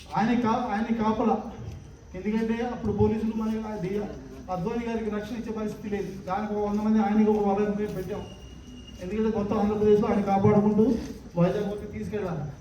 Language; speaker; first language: Telugu; native; Telugu